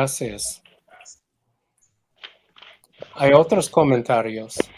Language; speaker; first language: Spanish; non-native, fluent; English